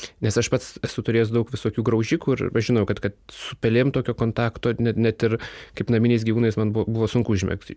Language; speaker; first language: Lithuanian; native; Lithuanian